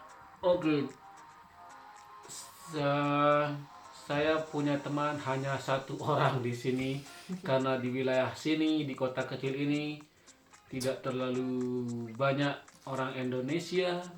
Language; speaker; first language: Indonesian; non-native, local second language; Sasak